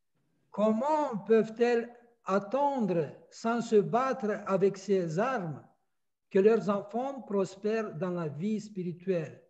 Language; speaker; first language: French; non-native, fluent; Romanian